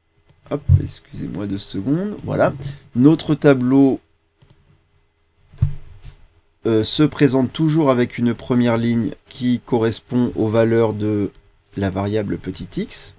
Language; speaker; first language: French; native; French